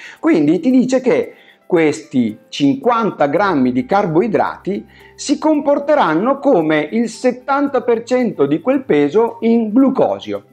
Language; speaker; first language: Italian; native; Italian